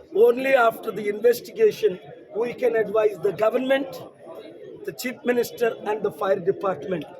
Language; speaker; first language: English; non-native, local second language; Telugu